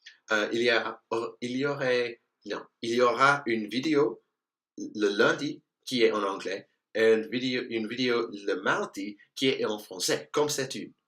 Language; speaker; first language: French; non-native, learner; English